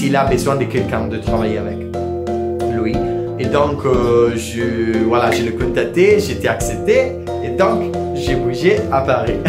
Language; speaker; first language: French; non-native, learner; Italian